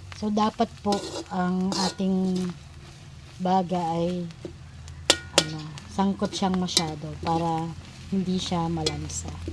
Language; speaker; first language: Filipino; non-native, local second language; Bikol